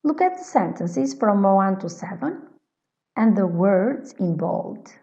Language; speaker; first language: English; non-native, fluent; Albanian